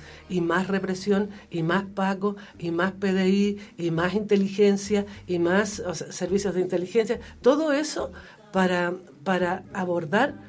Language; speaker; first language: Spanish; native; Spanish